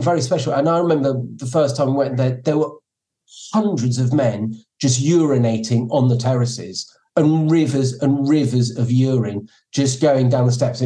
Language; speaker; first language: English; native; English